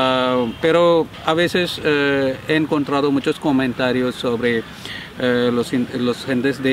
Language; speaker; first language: Spanish; non-native, learner; Malayalam